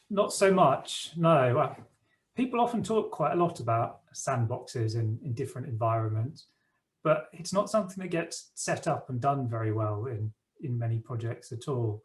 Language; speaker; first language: English; native; English